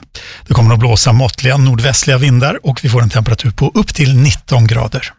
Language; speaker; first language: Swedish; native; Swedish